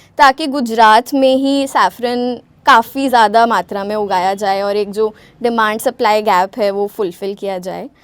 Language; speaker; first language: Hindi; non-native, local second language; Gujarati